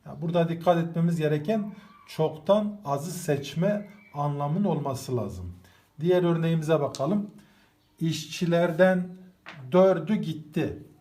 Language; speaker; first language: Turkish; native; Turkish